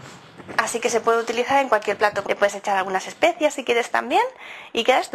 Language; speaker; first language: Spanish; native; Spanish